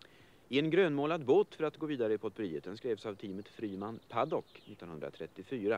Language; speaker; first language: Swedish; native; Swedish